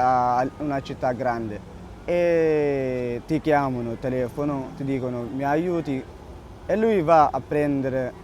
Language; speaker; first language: Italian; non-native, learner; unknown